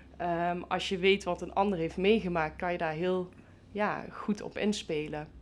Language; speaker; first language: Dutch; native; Dutch